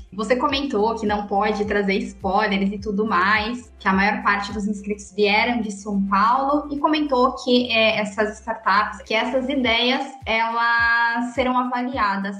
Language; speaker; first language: Portuguese; native; Portuguese